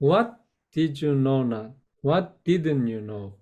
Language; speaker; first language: English; non-native, fluent; Korean